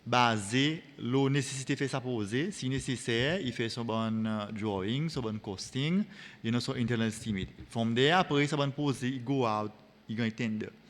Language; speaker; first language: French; non-native, local second language; Seselwa Creole French